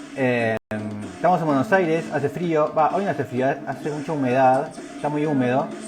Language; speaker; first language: Spanish; native; Spanish